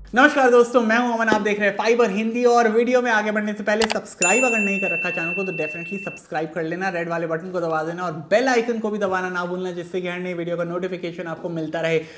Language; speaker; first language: Hindi; native; Hindi